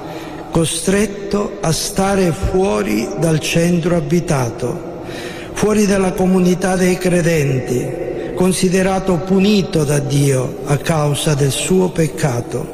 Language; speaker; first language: Italian; native; Italian